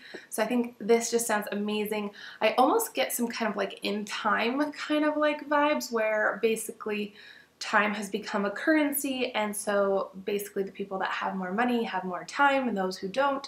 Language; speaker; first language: English; native; English